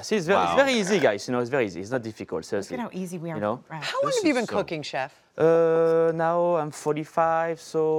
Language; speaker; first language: English; non-native, fluent; French